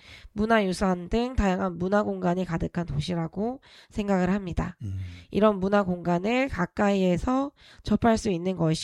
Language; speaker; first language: Korean; native; Korean